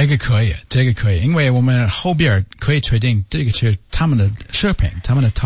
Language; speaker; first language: Chinese; non-native, learner; English